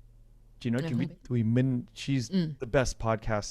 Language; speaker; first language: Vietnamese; early bilingual, heritage; English